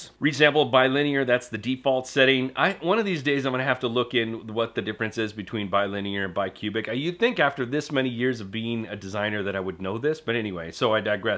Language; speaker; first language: English; native; English